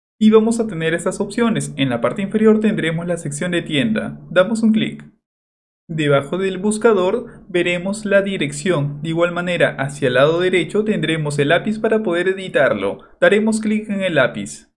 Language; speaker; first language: Spanish; native; Spanish